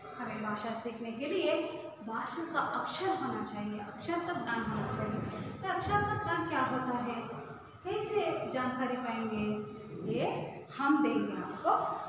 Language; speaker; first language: Hindi; non-native, local second language; Kannada